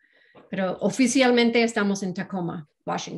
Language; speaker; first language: Spanish; non-native, fluent; English